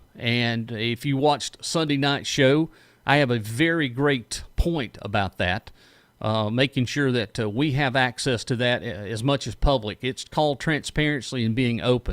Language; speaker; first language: English; native; English